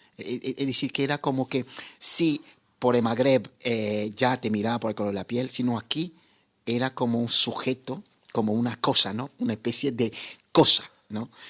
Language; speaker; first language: Spanish; non-native, fluent; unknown